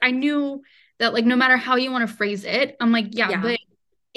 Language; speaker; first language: English; native; English